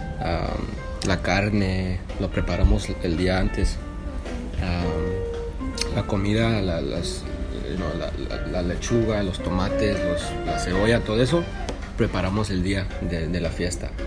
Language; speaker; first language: Spanish; early bilingual, heritage; Spanish